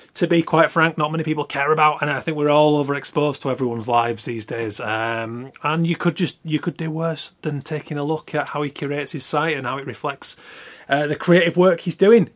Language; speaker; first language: English; native; English